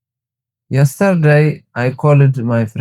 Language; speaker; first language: English; non-native, learner; Tigrinya